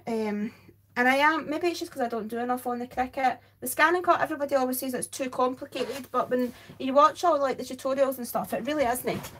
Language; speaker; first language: English; native; English